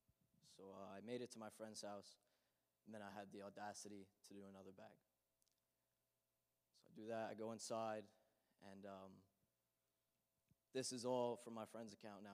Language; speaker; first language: English; native; English